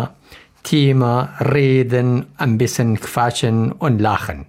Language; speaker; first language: German; non-native, learner; Arabic